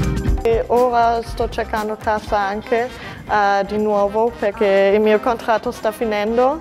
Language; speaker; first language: Italian; non-native, learner; German